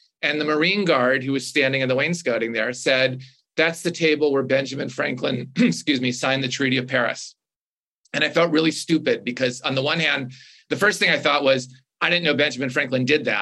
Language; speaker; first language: English; native; English